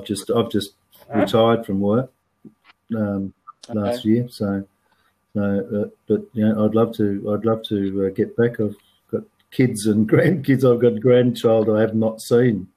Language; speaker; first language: English; native; English